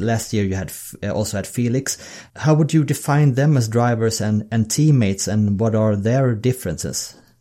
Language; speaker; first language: English; non-native, fluent; Swedish